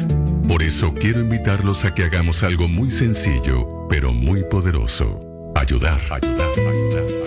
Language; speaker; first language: Spanish; native; Spanish